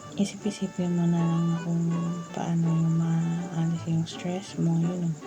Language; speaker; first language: Filipino; non-native, local second language; Hiligaynon